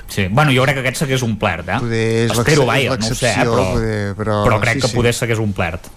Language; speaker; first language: Catalan; native; Catalan